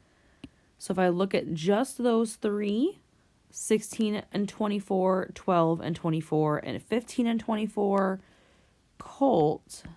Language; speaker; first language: English; native; English